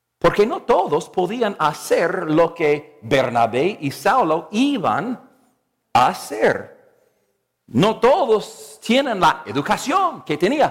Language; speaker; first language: Spanish; non-native, fluent; English